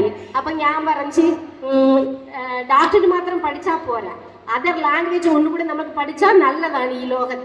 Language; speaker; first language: Malayalam; non-native, learner; Tamil